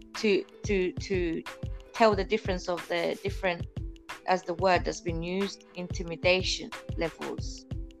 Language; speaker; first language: English; non-native, local second language; Ganda